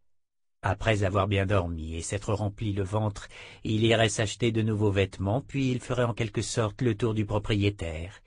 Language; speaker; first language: French; native; French